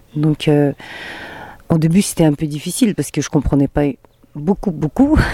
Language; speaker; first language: French; non-native, fluent; Russian